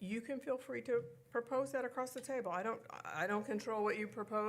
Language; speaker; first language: English; native; English